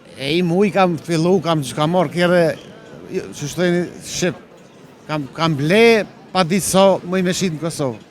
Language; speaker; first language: Albanian; native; Albanian